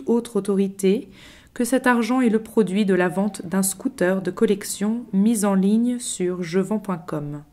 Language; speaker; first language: French; native; French